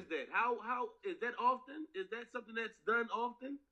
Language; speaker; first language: English; native; English